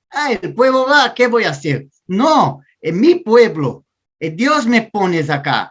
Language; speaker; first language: Spanish; non-native, learner; Portuguese